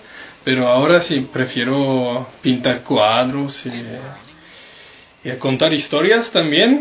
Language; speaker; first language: Spanish; non-native, fluent; French